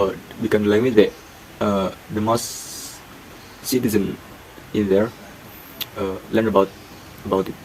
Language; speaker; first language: English; non-native, learner; Indonesian